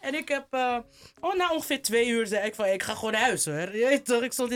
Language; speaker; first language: Dutch; native; Dutch